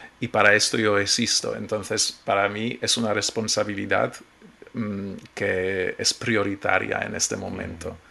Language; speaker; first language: Spanish; non-native, fluent; Polish